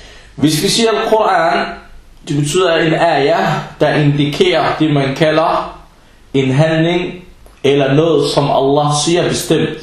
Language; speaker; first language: Danish; early bilingual, other home language; Arabic